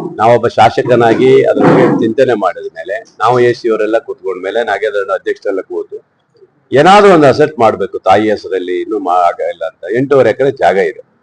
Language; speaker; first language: Kannada; native; Kannada